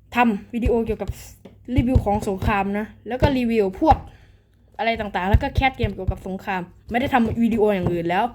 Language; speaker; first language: Thai; native; Thai